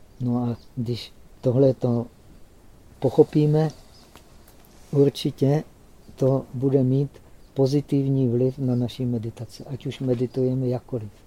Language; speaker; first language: Czech; native; Czech